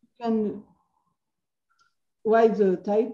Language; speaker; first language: English; non-native, learner; French